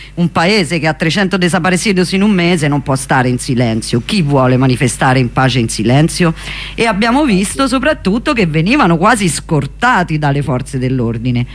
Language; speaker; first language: Italian; native; Italian